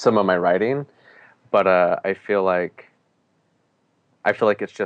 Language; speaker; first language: English; native; English